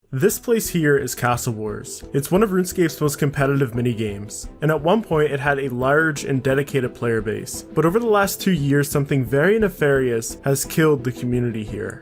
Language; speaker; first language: English; native; English